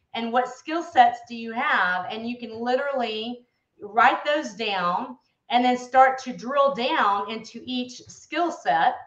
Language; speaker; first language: English; native; English